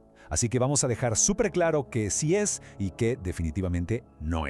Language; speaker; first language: Spanish; native; Spanish